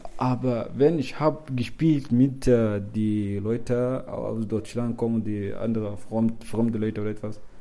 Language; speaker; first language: German; non-native, learner; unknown